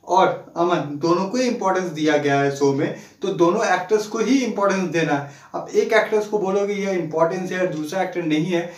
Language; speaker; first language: Hindi; non-native, local second language; Bangla